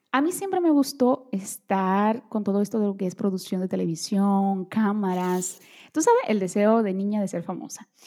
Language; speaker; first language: Spanish; early bilingual, other home language; Portuguese